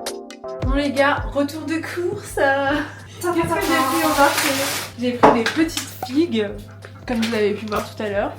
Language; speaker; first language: French; native; French